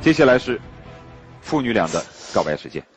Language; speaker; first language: Chinese; native; Chinese